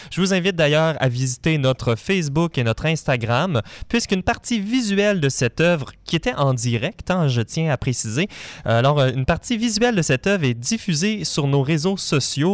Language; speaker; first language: French; native; French